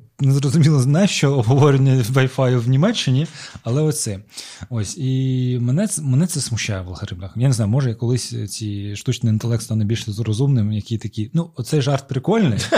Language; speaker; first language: Ukrainian; non-native, local second language; Russian